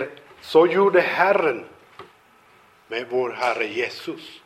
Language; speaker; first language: Swedish; non-native, fluent; Spanish